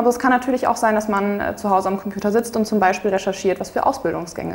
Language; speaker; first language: German; native; German